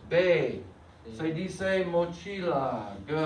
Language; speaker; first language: Spanish; non-native, fluent; English